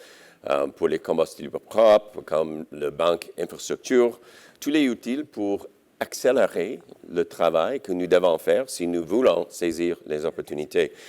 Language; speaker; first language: French; non-native, local second language; English